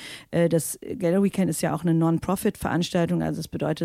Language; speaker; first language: German; native; German